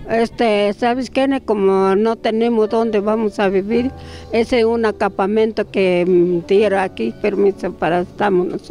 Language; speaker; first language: Spanish; non-native, local second language; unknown